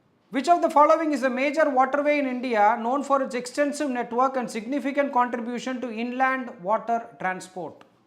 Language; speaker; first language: English; non-native, local second language; Tamil